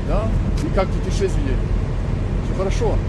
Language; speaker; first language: Russian; non-native, learner; French